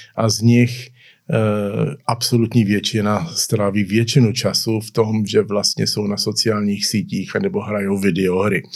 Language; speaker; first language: Czech; early bilingual, heritage; Czech